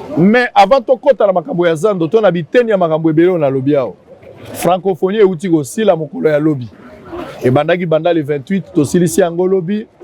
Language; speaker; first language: Lingala; native; Lingala